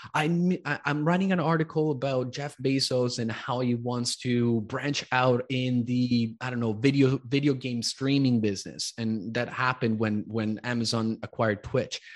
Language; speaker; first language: English; early bilingual, other home language; Italian